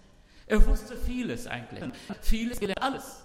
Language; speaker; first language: German; non-native, learner; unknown